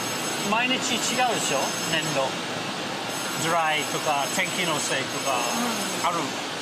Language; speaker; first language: Japanese; non-native, learner; English